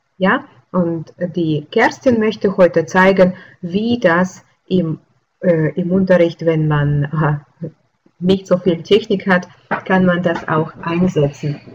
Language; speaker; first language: German; non-native, fluent; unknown